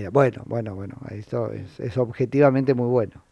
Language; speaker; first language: Spanish; native; Spanish